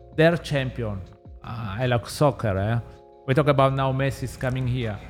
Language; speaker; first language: English; non-native, learner; Italian